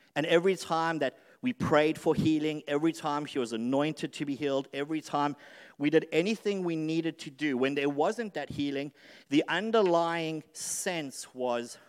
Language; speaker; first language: English; native; English